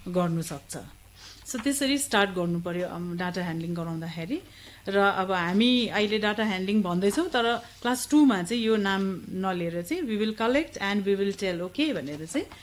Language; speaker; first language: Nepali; native; Nepali